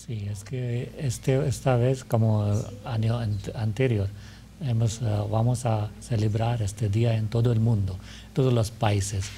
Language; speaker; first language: Spanish; non-native, learner; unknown